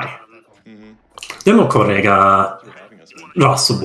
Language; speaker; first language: Japanese; non-native, learner; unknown